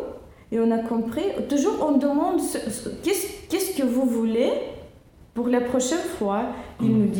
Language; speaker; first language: French; non-native, learner; Russian